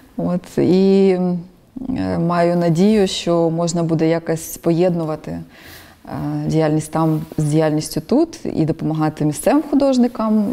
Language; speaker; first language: Ukrainian; native; Ukrainian